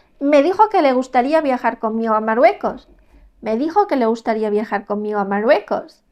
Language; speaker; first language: Spanish; non-native, fluent; Arabic